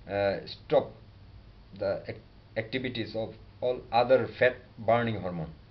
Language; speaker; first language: English; non-native, local second language; Bangla